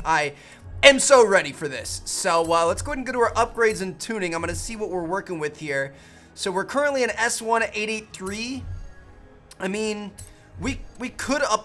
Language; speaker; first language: English; native; English